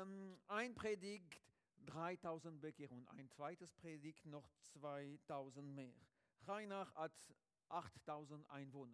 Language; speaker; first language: German; non-native, learner; French